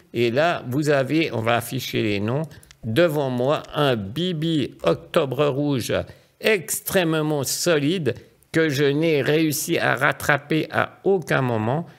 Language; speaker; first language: French; native; French